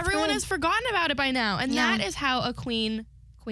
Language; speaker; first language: English; native; English